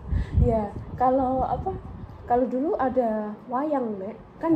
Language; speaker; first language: Indonesian; early bilingual, heritage; English